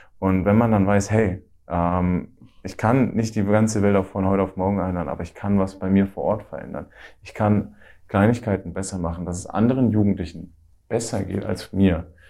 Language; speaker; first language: German; native; German